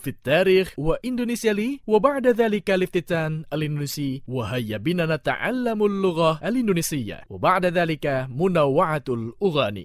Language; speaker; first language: Arabic; non-native, fluent; Indonesian